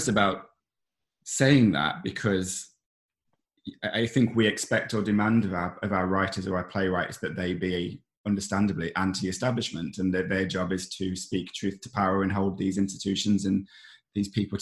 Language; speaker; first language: English; native; English